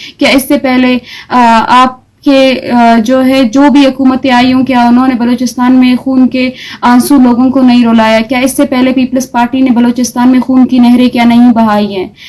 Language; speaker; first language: Urdu; non-native, local second language; Baluchi